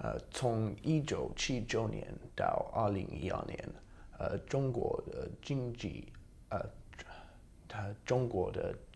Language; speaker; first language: Chinese; non-native, learner; English